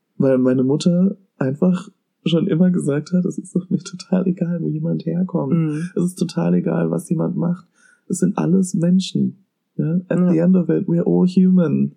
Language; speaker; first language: German; native; German